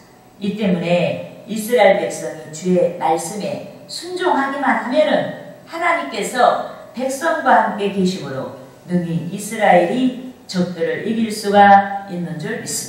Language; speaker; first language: Korean; native; Korean